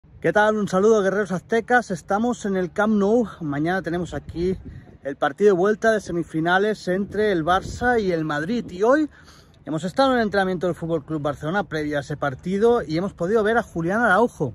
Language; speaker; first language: Spanish; native; Spanish